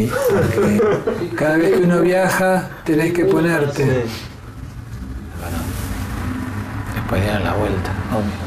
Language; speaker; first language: Spanish; native; Spanish